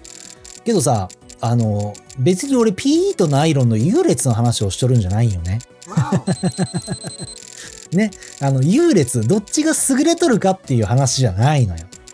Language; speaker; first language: Japanese; native; Japanese